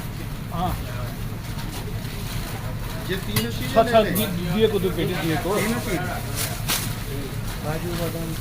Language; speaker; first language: Hindi; non-native, learner; Nepali